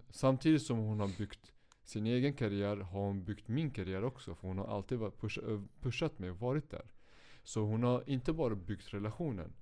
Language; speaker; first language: Swedish; native; Swedish